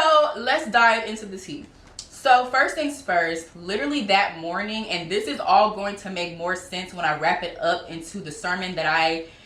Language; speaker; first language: English; native; English